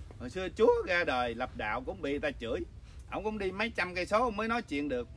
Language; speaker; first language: Vietnamese; early bilingual, other home language; English